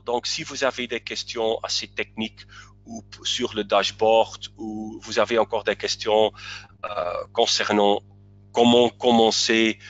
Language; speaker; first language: French; non-native, local second language; Dutch